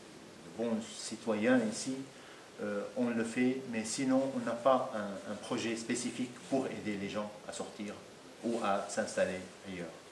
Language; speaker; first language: French; non-native, fluent; Arabic